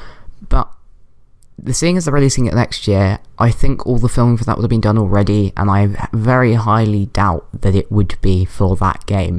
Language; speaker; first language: English; native; English